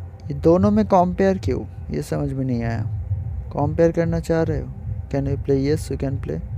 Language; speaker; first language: Hindi; non-native, local second language; Bangla